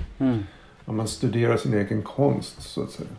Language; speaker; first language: Swedish; non-native, fluent; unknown